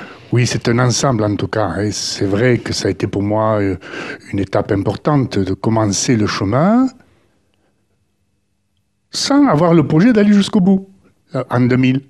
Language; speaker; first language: French; native; French